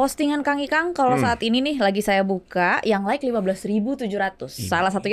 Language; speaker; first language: Indonesian; native; Indonesian